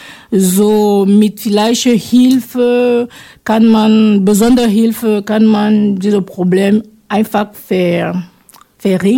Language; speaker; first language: German; non-native, fluent; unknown